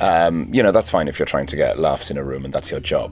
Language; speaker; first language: English; non-native, local second language; Welsh